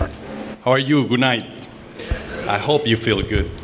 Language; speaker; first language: English; non-native, fluent; Spanish